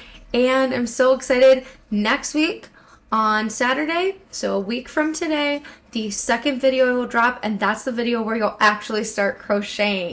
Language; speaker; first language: English; native; English